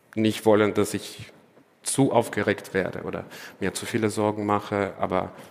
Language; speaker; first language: German; non-native, fluent; Ukrainian